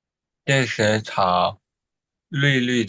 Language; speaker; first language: Chinese; non-native, learner; Burmese